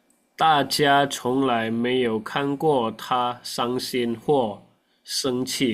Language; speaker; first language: Chinese; non-native, fluent; Indonesian